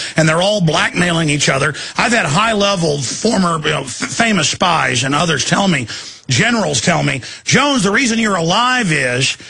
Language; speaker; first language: English; native; English